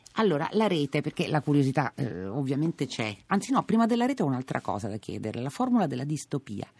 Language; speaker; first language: Italian; native; Italian